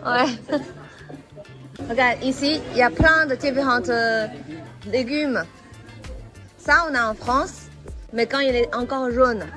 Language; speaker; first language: French; non-native, fluent; Chinese